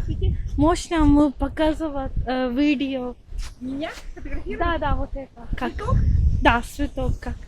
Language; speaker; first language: Russian; non-native, learner; Malayalam